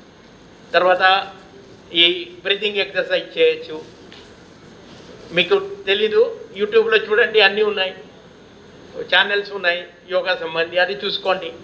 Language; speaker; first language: Telugu; non-native, local second language; Hindi